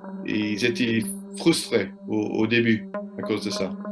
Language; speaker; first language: French; non-native, fluent; English